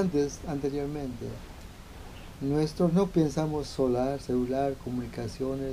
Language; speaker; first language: Spanish; non-native, local second language; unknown